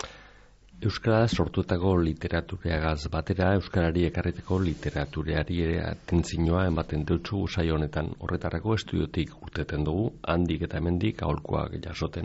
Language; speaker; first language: Basque; native; Basque